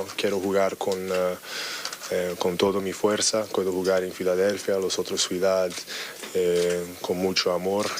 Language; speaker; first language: Spanish; non-native, learner; English